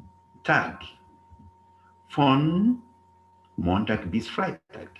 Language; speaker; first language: German; non-native, fluent; English